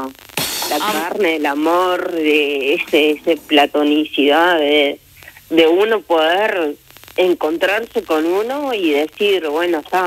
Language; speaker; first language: Spanish; native; Spanish